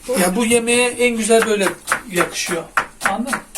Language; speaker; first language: Turkish; native; Turkish